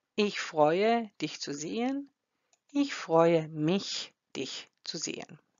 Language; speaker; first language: German; non-native, fluent; Croatian